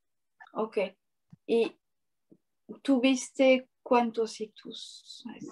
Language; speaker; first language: Spanish; non-native, learner; French